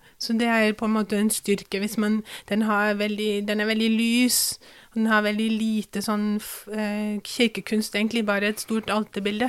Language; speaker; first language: Norwegian; non-native, fluent; German